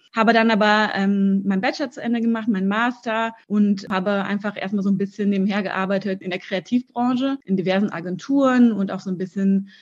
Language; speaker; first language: German; early bilingual, other home language; Russian